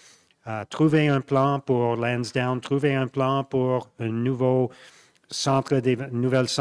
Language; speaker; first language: French; non-native, local second language; English